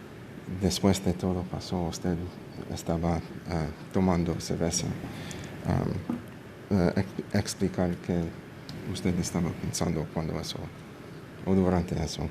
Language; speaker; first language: Spanish; early bilingual, heritage; English